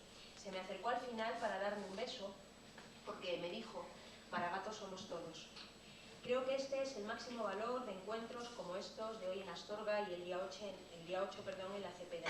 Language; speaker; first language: Spanish; native; Spanish